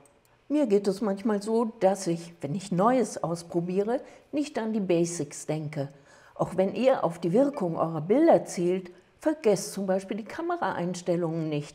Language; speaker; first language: German; native; German